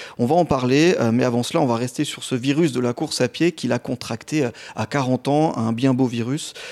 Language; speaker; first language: French; native; French